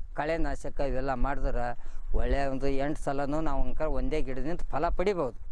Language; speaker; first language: Kannada; native; Kannada